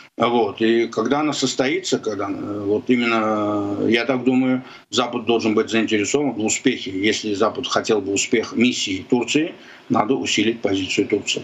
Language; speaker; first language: Russian; non-native, local second language; Azerbaijani